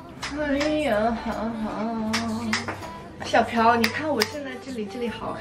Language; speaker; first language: Chinese; native; Chinese